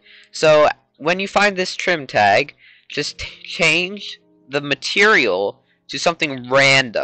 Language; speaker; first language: English; native; English